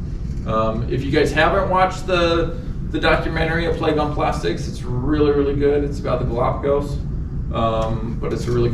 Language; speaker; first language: English; native; English